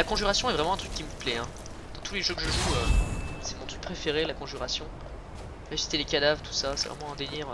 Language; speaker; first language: French; native; French